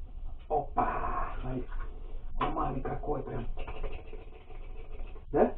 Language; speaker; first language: Russian; native; Russian